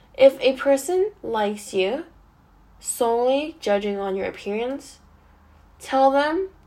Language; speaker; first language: English; non-native, local second language; Cantonese